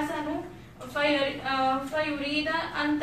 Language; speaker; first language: Arabic; non-native, learner; Urdu